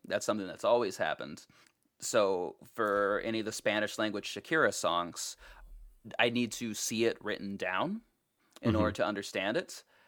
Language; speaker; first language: English; native; English